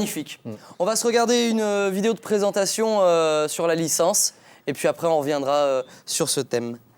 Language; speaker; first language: French; native; French